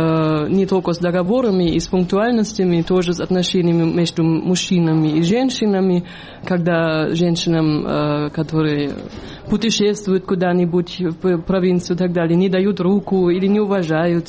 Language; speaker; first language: Russian; non-native, fluent; German